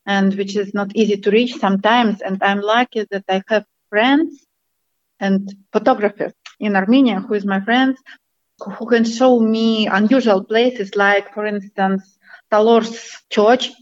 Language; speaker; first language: English; non-native, fluent; Armenian